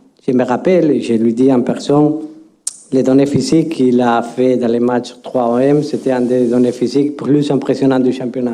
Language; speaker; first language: French; non-native, fluent; Spanish